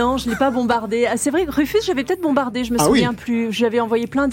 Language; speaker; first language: French; native; French